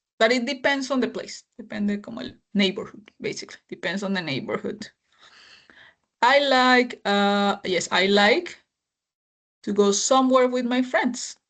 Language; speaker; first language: English; non-native, fluent; Spanish